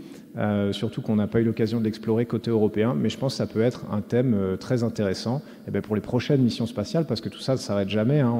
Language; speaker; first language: French; native; French